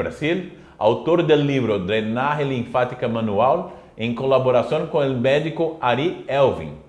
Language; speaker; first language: Spanish; non-native, learner; Portuguese